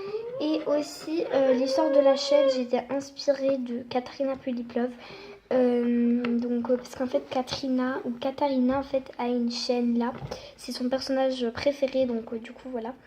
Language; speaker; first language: French; native; French